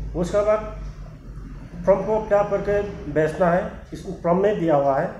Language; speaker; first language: Hindi; non-native, local second language; Bodo